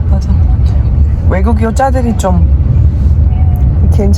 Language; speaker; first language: Korean; non-native, fluent; Arabic